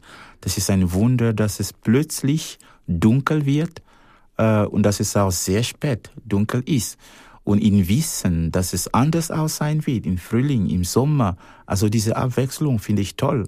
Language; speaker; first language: German; non-native, fluent; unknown